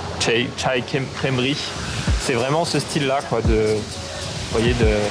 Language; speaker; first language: French; native; French